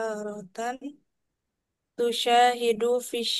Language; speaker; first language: Arabic; non-native, learner; Indonesian